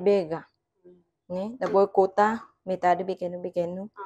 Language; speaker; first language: Portuguese; non-native, learner; Vietnamese